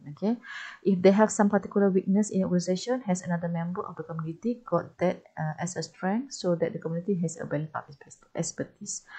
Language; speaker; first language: English; non-native, local second language; Malay